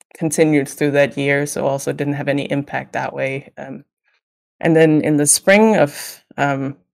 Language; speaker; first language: English; non-native, fluent; Danish